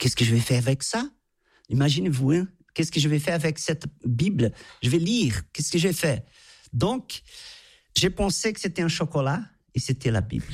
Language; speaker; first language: French; non-native, fluent; Portuguese